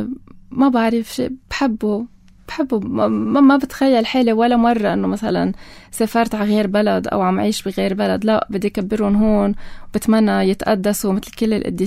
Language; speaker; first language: Arabic; native; Arabic